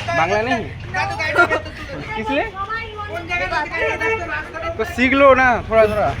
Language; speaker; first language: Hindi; non-native, local second language; Bangla